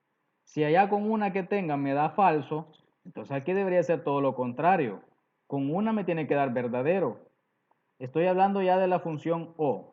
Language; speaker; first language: Spanish; native; Spanish